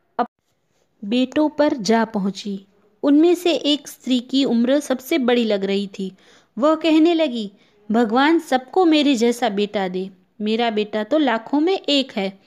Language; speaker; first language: Hindi; non-native, local second language; Gujarati